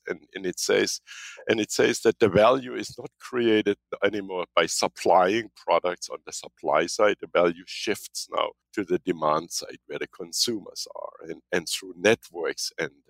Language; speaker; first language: English; non-native, fluent; German